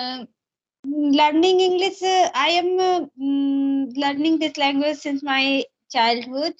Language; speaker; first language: English; non-native, learner; Hindi